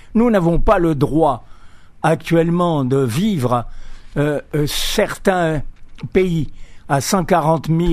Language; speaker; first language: French; native; French